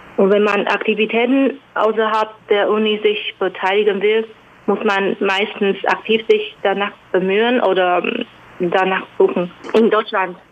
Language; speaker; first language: German; non-native, fluent; Chinese